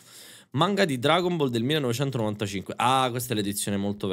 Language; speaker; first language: Italian; native; Italian